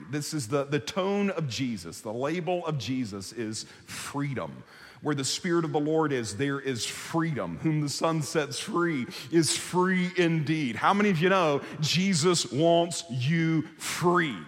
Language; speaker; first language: English; native; English